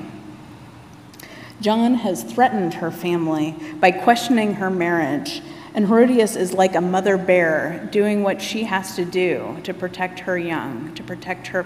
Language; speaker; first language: English; native; English